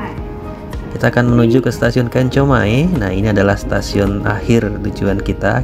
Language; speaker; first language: Indonesian; native; Indonesian